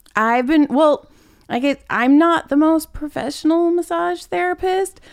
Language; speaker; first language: English; native; English